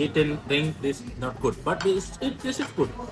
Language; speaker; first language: English; non-native, learner; Tamil